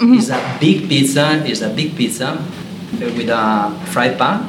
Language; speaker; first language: English; non-native, learner; Italian